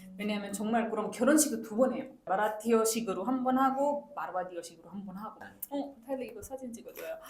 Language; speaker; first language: Korean; non-native, fluent; Marwari